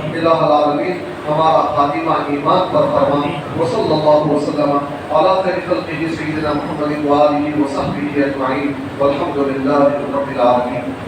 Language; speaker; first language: Urdu; native; Urdu